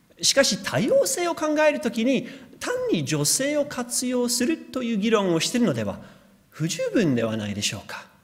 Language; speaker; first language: Japanese; non-native, fluent; English